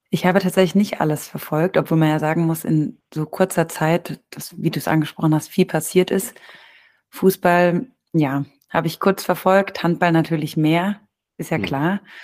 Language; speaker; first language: German; native; German